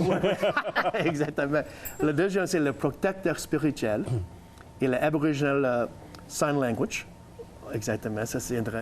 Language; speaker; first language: French; non-native, learner; English